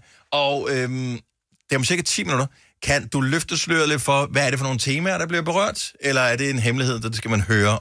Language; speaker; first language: Danish; native; Danish